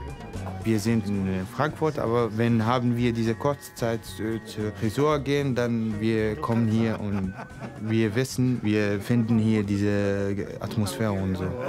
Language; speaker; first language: German; non-native, learner; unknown